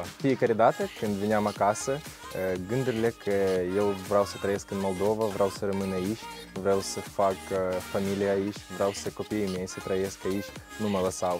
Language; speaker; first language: Romanian; non-native, local second language; Russian